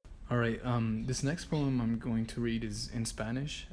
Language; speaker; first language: English; early bilingual, other home language; Spanish